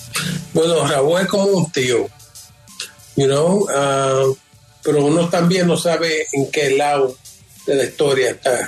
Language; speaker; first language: Spanish; early bilingual, heritage; Spanish